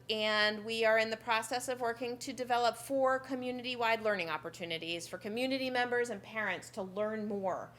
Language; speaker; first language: English; native; English